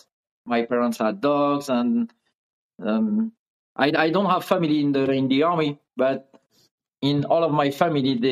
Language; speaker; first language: English; non-native, learner; French